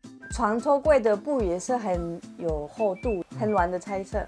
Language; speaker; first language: Chinese; non-native, fluent; French